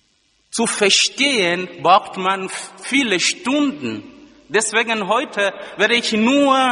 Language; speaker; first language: German; non-native, fluent; Lingala